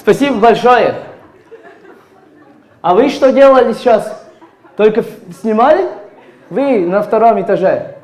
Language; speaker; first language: Russian; non-native, fluent; Latvian